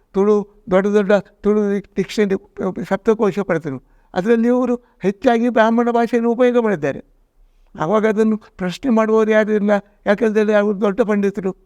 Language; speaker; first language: Kannada; non-native, local second language; Tulu